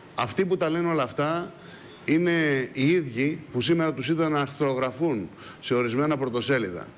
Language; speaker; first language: Greek; native; Greek